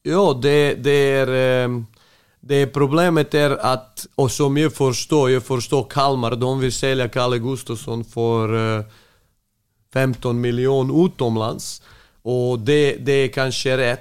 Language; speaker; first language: Swedish; non-native, fluent; Serbian